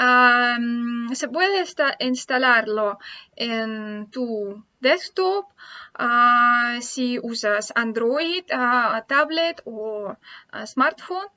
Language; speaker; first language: Spanish; non-native, fluent; Russian